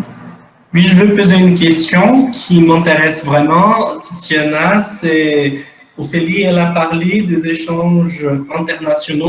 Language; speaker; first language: French; non-native, fluent; Portuguese